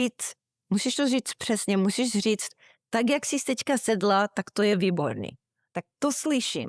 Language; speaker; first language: Czech; early bilingual, heritage; Czech